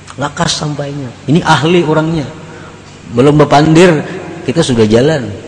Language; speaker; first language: Indonesian; non-native, local second language; Banjar